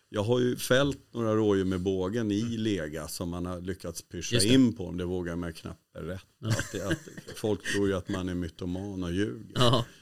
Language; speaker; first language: Swedish; native; Swedish